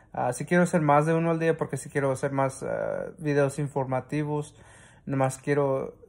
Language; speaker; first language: Spanish; early bilingual, heritage; Spanish